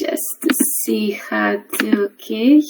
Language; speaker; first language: English; non-native, learner; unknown